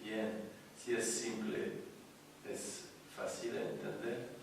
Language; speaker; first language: Spanish; non-native, fluent; French